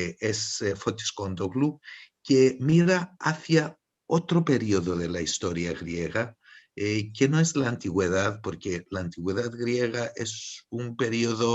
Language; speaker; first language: Spanish; non-native, fluent; Greek